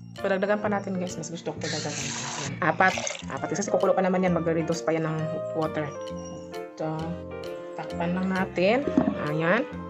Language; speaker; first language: Filipino; non-native, local second language; Cebuano